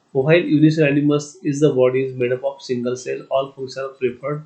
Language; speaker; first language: English; non-native, local second language; Marathi